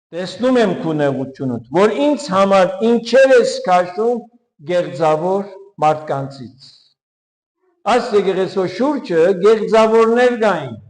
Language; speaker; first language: Armenian; early bilingual, heritage; Armenian